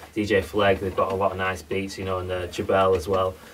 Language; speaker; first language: English; native; English